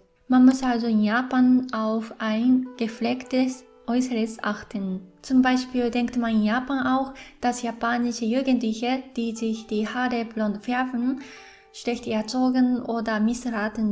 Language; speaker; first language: German; non-native, fluent; Japanese